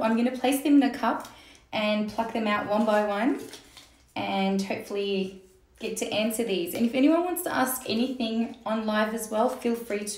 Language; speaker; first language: English; early bilingual, other home language; Turkish